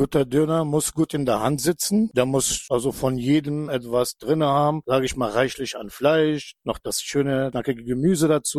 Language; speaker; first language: German; non-native, fluent; Turkish